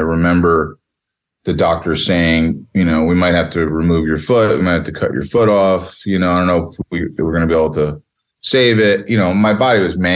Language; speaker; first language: English; native; English